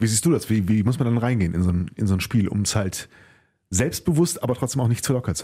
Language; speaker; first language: German; native; German